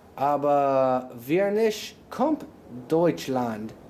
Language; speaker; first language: German; non-native, learner; English